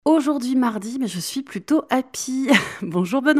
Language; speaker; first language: French; native; French